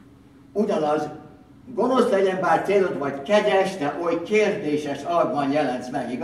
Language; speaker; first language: Hungarian; early bilingual, heritage; Hungarian